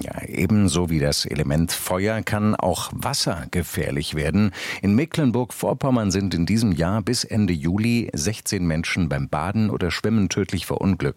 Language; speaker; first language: German; native; German